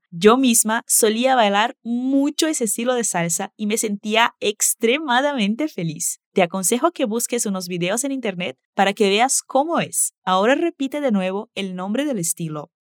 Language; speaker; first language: Spanish; non-native, fluent; Portuguese